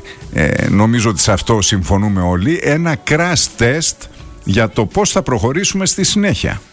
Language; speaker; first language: Greek; native; Greek